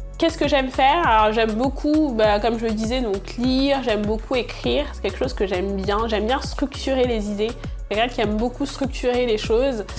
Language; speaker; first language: French; early bilingual, other home language; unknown